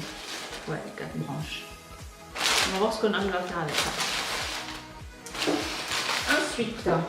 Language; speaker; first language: French; native; French